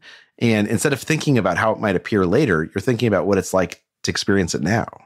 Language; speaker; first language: English; native; English